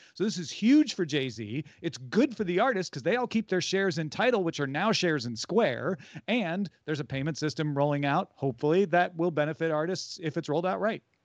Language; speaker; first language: English; native; English